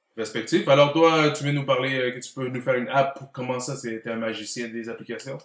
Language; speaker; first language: French; early bilingual, heritage; French